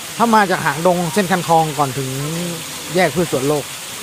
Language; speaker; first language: Thai; native; Thai